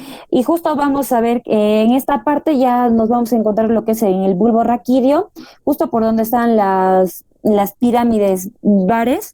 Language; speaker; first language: Spanish; native; Spanish